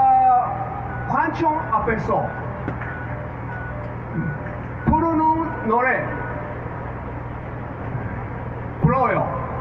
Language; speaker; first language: Korean; non-native, learner; Japanese